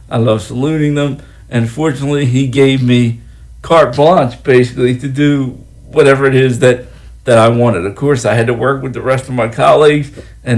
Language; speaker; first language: English; native; English